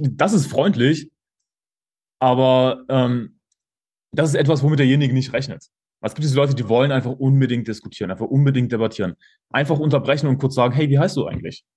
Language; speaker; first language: German; native; German